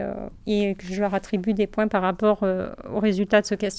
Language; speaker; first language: French; native; French